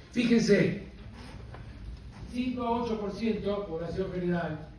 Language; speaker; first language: Spanish; native; Spanish